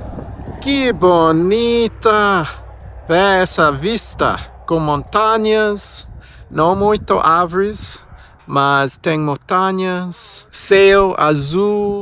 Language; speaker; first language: Portuguese; non-native, learner; English